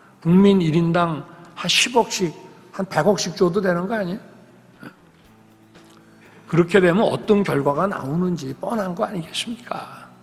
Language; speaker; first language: Korean; native; Korean